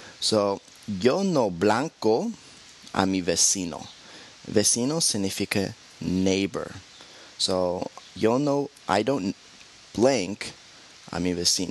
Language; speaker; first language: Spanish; non-native, fluent; English